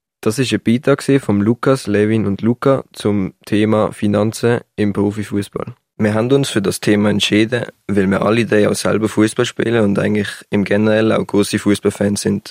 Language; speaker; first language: German; native; German